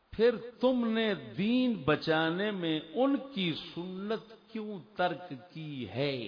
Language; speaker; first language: Urdu; native; Urdu